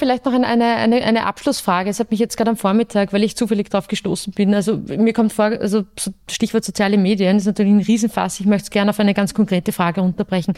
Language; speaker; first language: German; native; German